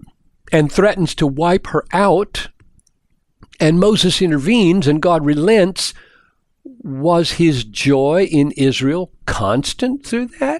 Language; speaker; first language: English; native; English